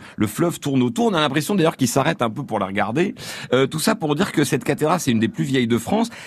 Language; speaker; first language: French; native; French